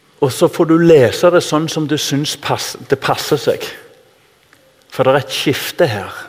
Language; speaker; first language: Norwegian; native; Norwegian